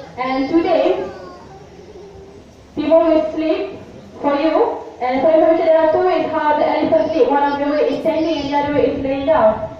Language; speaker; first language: English; non-native, local second language; Malay